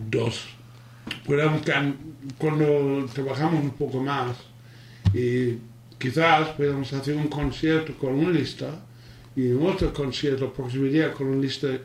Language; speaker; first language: Spanish; non-native, learner; English